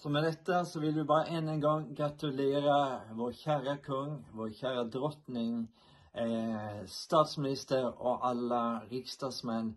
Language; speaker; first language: Swedish; non-native, fluent; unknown